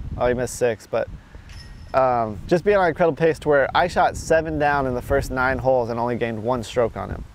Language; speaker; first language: English; native; English